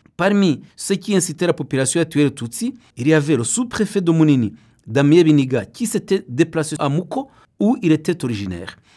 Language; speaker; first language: French; non-native, local second language; Kinyarwanda